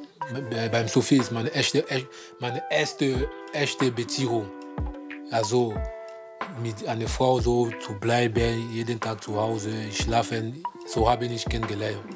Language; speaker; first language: German; non-native, learner; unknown